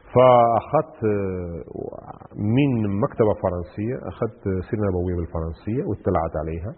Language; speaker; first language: Arabic; non-native, fluent; Spanish